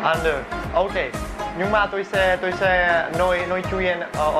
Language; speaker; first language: Vietnamese; non-native, learner; Czech